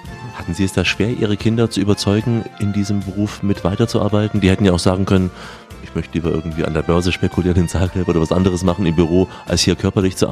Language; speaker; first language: German; native; German